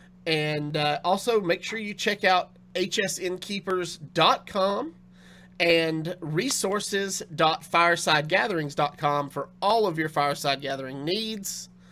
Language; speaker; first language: English; native; English